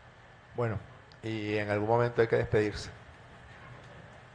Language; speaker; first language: Spanish; native; Spanish